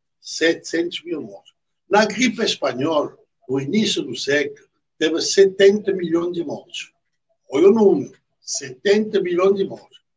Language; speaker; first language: Portuguese; non-native, fluent; French